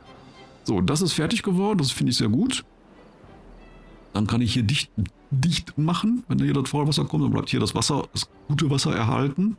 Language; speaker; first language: German; native; German